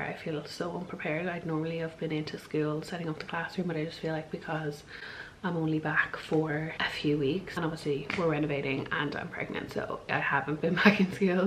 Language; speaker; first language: English; native; English